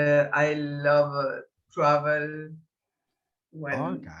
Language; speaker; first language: English; non-native, learner; Spanish